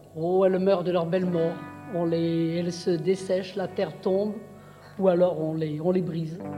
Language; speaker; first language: French; native; French